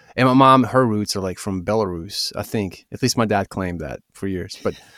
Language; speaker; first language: English; early bilingual, other home language; Russian